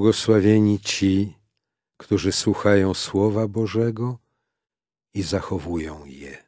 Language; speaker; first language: Polish; native; Polish